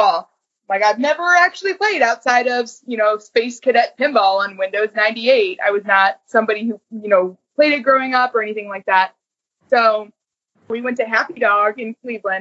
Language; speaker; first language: English; native; English